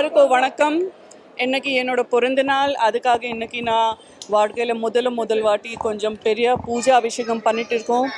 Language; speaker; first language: Tamil; non-native, local second language; Gujarati